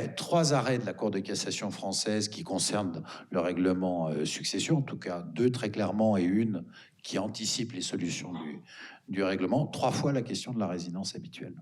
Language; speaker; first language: French; native; French